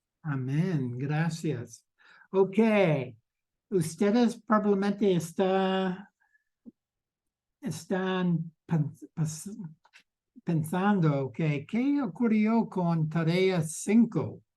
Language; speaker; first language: Spanish; non-native, learner; English